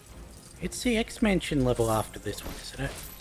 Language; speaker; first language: English; native; English